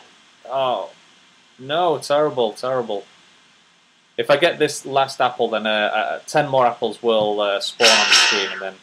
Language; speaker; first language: English; native; English